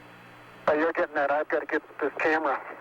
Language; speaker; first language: English; native; English